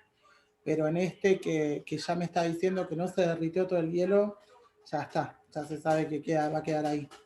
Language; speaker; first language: Spanish; native; Spanish